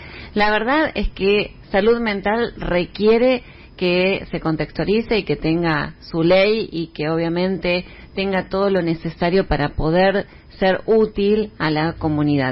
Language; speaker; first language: Spanish; native; Spanish